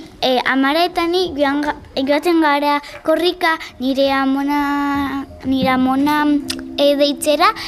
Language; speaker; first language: Basque; non-native, local second language; Spanish